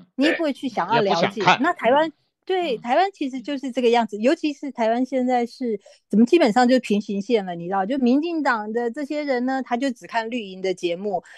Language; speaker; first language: Chinese; native; Chinese